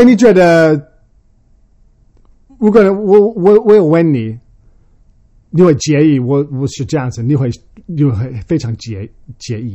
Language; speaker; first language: Chinese; early bilingual, heritage; Chinese